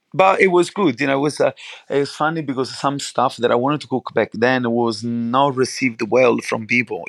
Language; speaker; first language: English; non-native, fluent; Italian